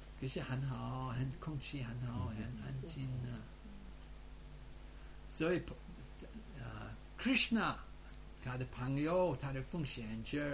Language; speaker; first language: Chinese; non-native, fluent; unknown